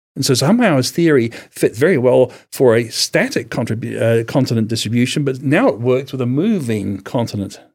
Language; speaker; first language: English; native; English